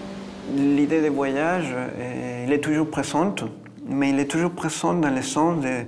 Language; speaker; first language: French; non-native, fluent; Spanish